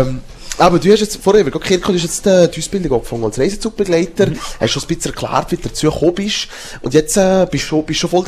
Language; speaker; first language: German; native; German